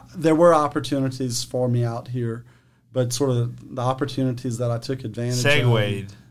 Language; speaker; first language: English; native; English